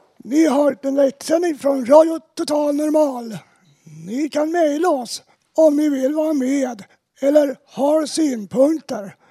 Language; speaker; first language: Swedish; native; Swedish